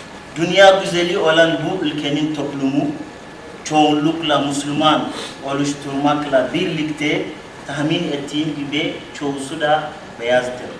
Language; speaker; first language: Turkish; non-native, learner; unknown